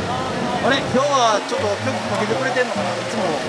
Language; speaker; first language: Japanese; native; Japanese